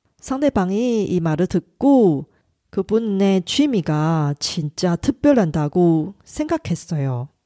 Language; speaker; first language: Korean; non-native, fluent; Chinese